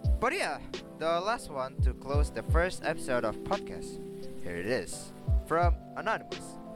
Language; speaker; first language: English; non-native, learner; Indonesian